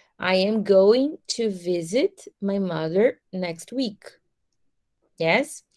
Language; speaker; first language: English; non-native, fluent; Portuguese